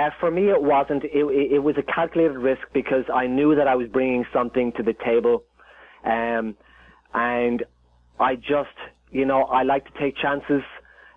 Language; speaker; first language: English; native; English